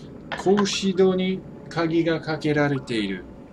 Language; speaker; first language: Japanese; non-native, fluent; English